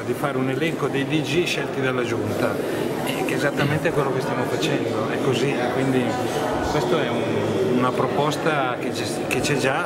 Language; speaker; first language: Italian; native; Italian